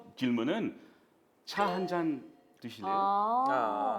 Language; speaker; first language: Korean; non-native, fluent; English